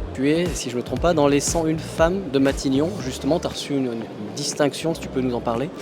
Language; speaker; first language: French; native; French